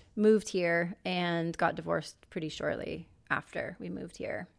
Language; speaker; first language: English; native; English